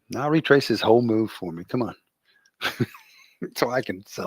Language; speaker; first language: English; native; English